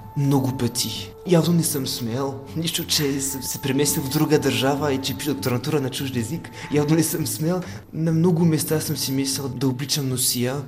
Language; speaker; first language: Bulgarian; non-native, fluent; French